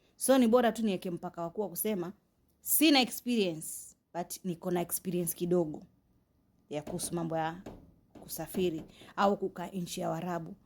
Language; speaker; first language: Swahili; native; Swahili